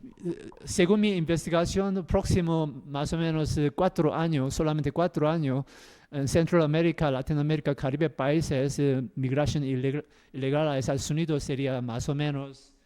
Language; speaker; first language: Spanish; non-native, learner; Korean